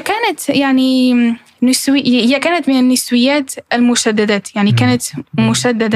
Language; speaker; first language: Arabic; early bilingual, heritage; Arabic